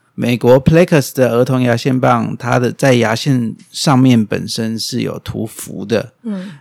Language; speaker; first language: Chinese; non-native, fluent; German